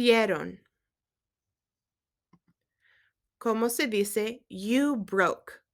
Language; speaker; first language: Spanish; non-native, learner; English